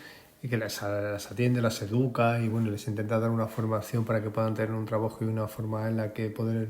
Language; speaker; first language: Spanish; native; Spanish